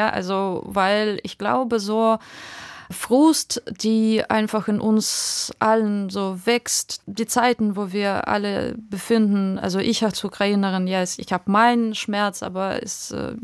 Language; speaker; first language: German; non-native, fluent; Russian